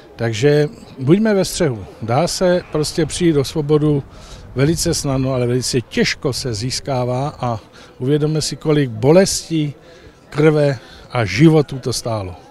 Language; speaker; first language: Czech; native; Czech